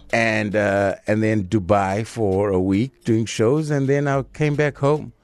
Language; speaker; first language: English; native; English